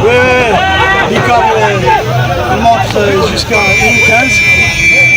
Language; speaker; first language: French; non-native, learner; Arabic